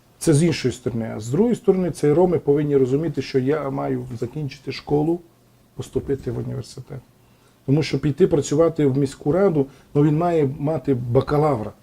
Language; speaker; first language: Ukrainian; non-native, local second language; Romany